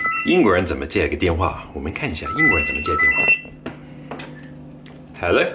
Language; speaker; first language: Chinese; non-native, fluent; English